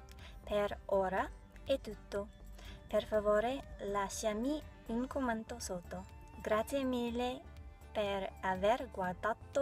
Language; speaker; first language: Italian; non-native, learner; English